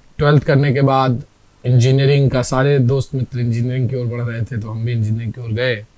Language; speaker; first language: Hindi; native; Hindi